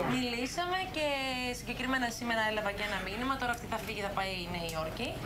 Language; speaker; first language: Greek; early bilingual, heritage; Greek